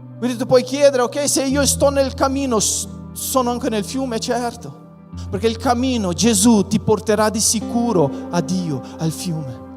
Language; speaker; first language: Italian; non-native, fluent; Portuguese